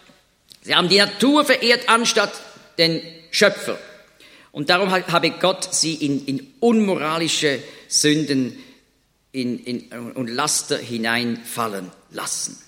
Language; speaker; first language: German; native; German